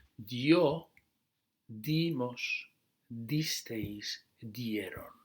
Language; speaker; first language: Spanish; non-native, fluent; Dutch